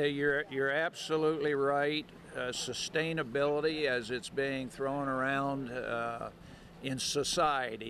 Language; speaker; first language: English; native; English